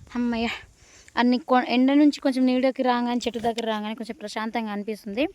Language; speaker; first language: Telugu; non-native, local second language; Lambadi